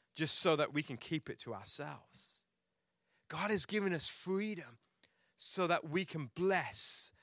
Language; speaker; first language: English; native; English